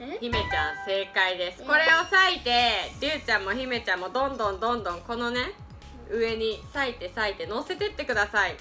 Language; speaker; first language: Japanese; native; Japanese